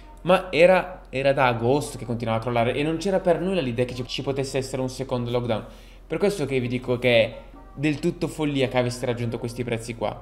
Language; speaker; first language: Italian; native; Italian